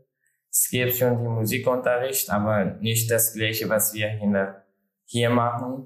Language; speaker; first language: German; non-native, learner; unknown